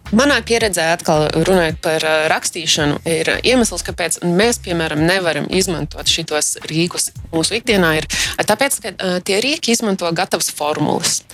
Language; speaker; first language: Latvian; early bilingual, heritage; Latvian